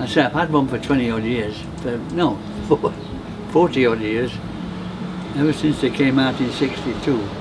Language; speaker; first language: English; native; English